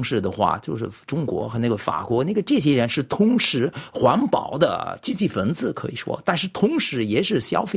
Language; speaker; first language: Chinese; non-native, fluent; French